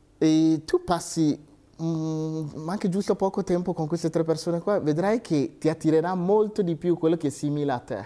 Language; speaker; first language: Italian; early bilingual, other home language; Akan